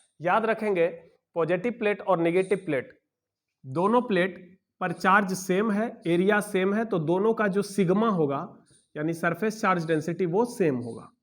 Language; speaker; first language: Hindi; native; Hindi